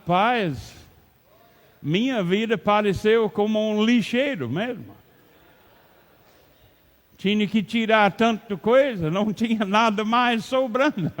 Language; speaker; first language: Portuguese; non-native, learner; English